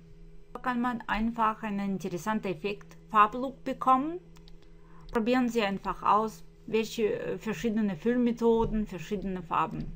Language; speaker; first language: German; non-native, fluent; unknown